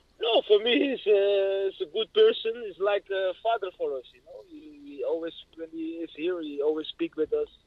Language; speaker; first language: English; non-native, learner; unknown